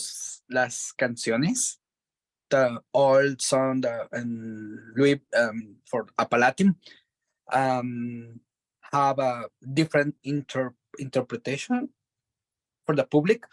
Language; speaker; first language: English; non-native, learner; Spanish